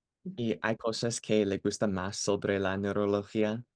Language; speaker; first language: Spanish; non-native, learner; English